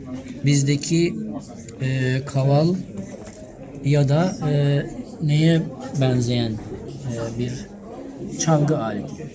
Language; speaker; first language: Turkish; native; Turkish